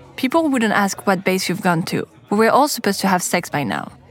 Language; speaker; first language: English; non-native, fluent; French